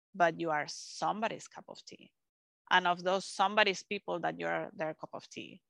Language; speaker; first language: English; non-native, fluent; Spanish